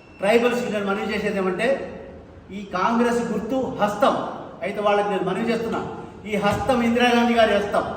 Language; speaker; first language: Telugu; non-native, local second language; Lambadi